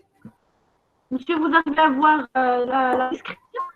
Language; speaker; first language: French; non-native, local second language; Arabic